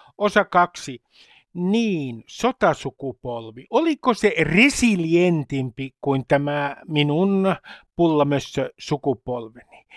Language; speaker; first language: Finnish; native; Finnish